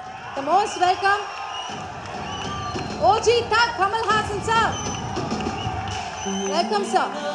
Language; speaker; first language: Tamil; native; Tamil